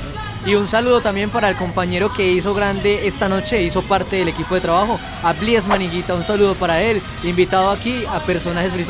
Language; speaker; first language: Spanish; native; Spanish